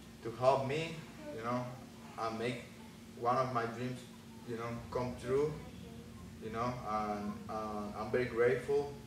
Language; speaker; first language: English; non-native, learner; Spanish